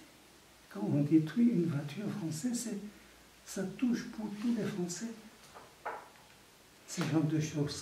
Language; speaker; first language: French; non-native, fluent; Tibetan